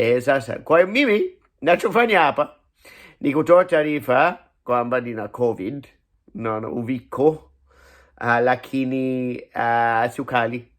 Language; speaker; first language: Swahili; non-native, fluent; English